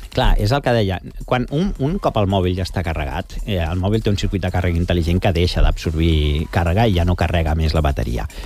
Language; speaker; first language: Catalan; non-native, local second language; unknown